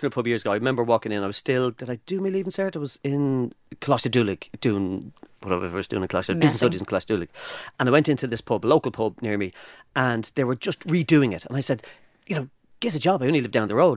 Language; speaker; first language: English; native; English